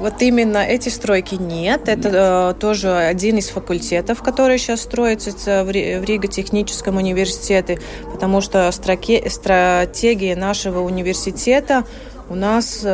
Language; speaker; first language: Russian; non-native, local second language; Latvian